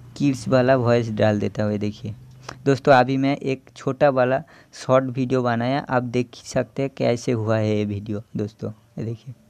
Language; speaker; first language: Hindi; non-native, local second language; Bangla